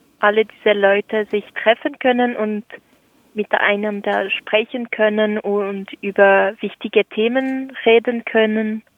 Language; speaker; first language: German; non-native, local second language; French